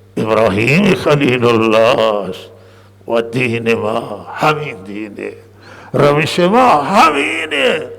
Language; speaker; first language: Persian; non-native, local second language; Baluchi